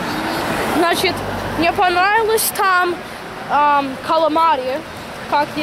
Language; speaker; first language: Russian; early bilingual, heritage; Russian